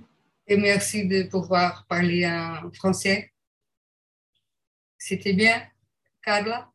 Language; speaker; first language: French; non-native, fluent; Portuguese